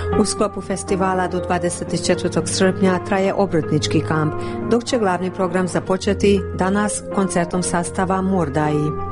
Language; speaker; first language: Croatian; early bilingual, heritage; Croatian